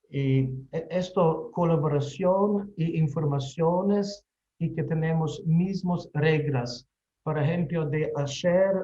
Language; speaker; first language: Spanish; non-native, fluent; Slovenian